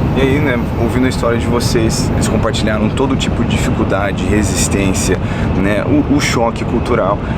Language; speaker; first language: Portuguese; native; Portuguese